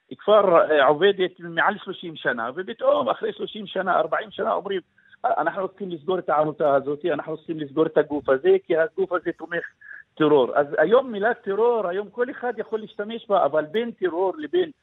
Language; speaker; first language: Hebrew; non-native, local second language; Arabic